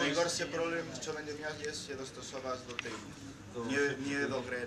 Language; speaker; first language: Polish; non-native, learner; Spanish